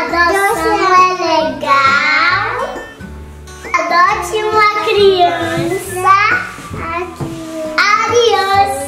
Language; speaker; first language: Portuguese; early bilingual, heritage; Portuguese